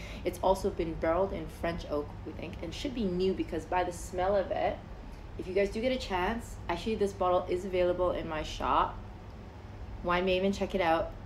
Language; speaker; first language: English; early bilingual, other home language; Chinese